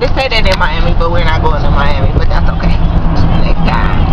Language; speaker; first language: English; native; English